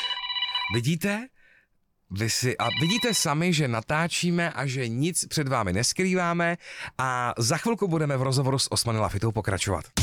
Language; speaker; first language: Czech; native; Czech